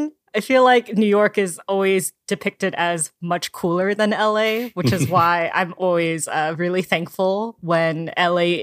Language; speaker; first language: English; native; English